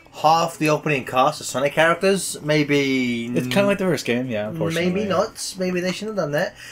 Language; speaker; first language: English; native; English